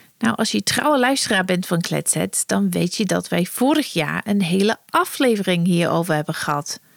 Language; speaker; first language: Dutch; non-native, fluent; English